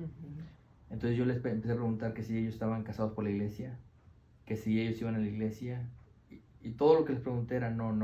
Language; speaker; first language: Spanish; native; Spanish